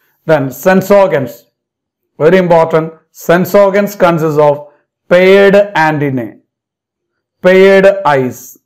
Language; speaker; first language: English; non-native, local second language; Malayalam